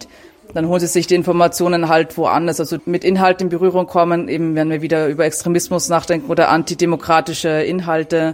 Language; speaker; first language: German; native; German